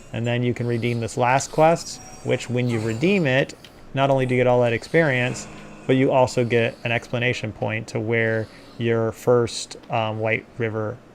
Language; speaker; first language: English; native; English